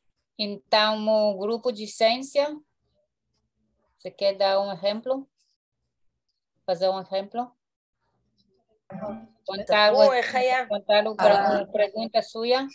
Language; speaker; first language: Portuguese; early bilingual, heritage; Hebrew